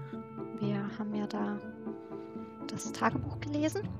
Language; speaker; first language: German; native; German